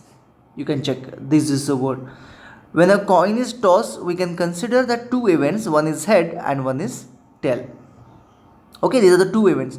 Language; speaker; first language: English; non-native, local second language; Hindi